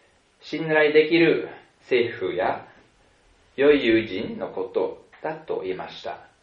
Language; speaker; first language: Japanese; non-native, fluent; German